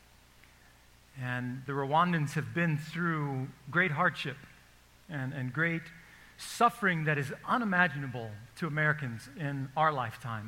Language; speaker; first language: English; native; English